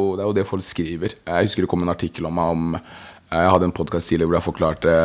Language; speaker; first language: Norwegian; native; Norwegian